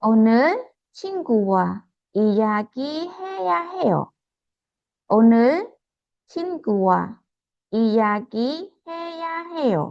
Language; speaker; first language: Korean; non-native, fluent; Khmer